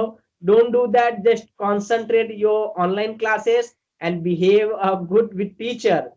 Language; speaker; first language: English; non-native, learner; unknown